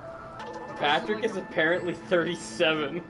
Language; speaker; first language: English; native; English